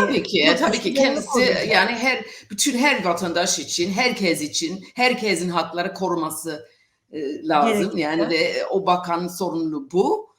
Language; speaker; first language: Turkish; non-native, fluent; English